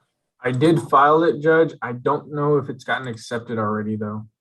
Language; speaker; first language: English; native; English